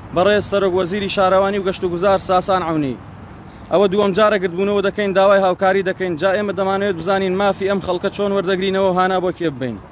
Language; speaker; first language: Central Kurdish; native; Central Kurdish